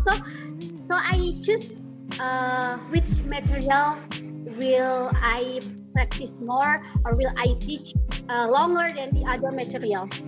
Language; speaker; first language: English; non-native, learner; Indonesian